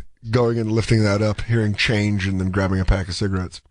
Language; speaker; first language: English; native; English